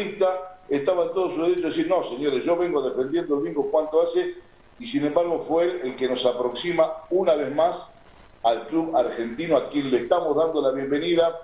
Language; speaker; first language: Spanish; native; Spanish